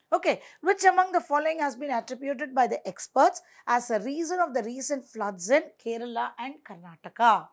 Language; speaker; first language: English; non-native, local second language; Tamil